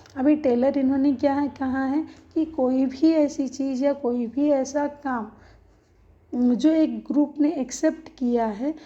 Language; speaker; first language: Hindi; non-native, local second language; Marathi